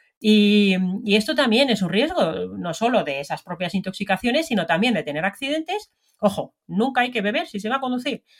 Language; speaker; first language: Spanish; non-native, fluent; Finnish